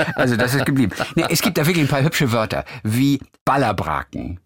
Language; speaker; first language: German; native; German